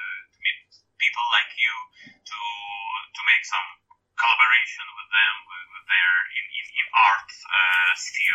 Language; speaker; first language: English; non-native, fluent; Russian